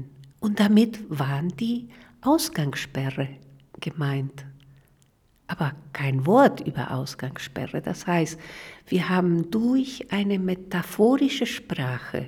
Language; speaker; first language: German; non-native, fluent; Spanish